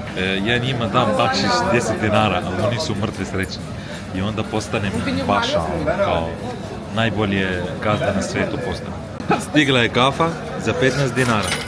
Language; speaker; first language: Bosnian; early bilingual, heritage; Bosnian